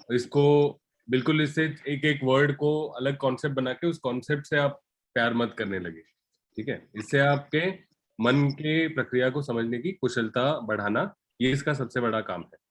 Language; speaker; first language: Hindi; non-native, local second language; Marathi